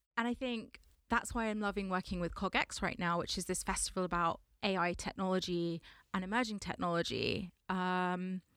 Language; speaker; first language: English; native; English